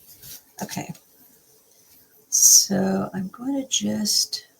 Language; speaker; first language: English; native; English